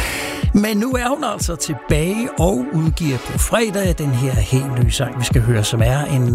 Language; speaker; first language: Danish; native; Danish